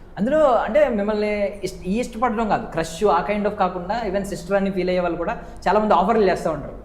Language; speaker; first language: Telugu; native; Telugu